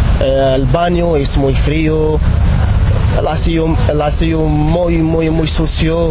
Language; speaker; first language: Spanish; non-native, learner; Arabic